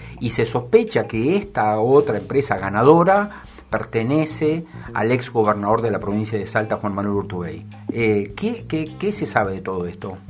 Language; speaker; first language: Spanish; native; Spanish